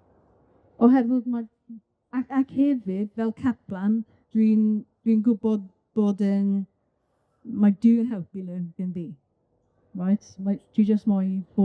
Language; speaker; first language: Welsh; non-native, local second language; English